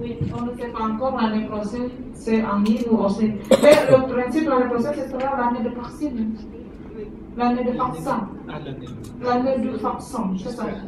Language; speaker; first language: French; non-native, learner; Indonesian